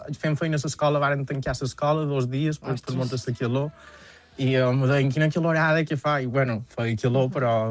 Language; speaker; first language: Catalan; native; Catalan